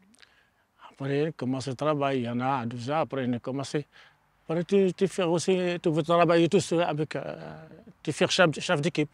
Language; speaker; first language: French; non-native, learner; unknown